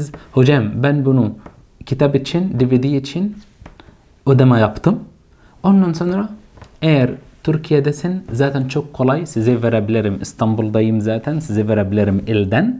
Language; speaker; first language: Turkish; non-native, fluent; Arabic